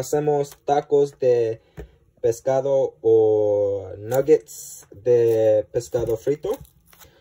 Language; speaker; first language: Spanish; non-native, learner; English